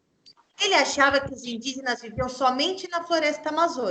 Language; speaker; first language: Portuguese; native; Portuguese